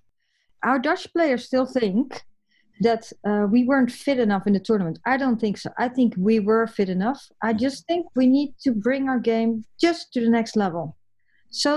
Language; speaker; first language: English; non-native, fluent; Dutch